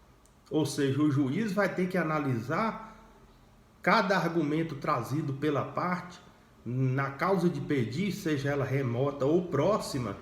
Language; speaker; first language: Portuguese; native; Portuguese